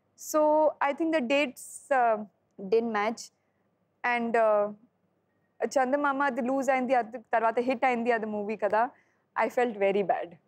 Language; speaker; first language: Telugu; non-native, learner; Sindhi